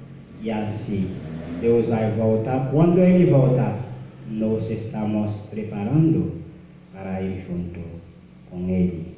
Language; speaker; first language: Portuguese; non-native, learner; Haitian Creole